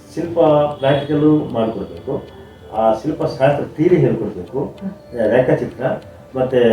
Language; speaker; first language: Kannada; non-native, local second language; Telugu